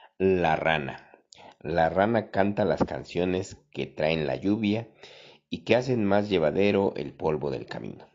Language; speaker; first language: Spanish; native; Spanish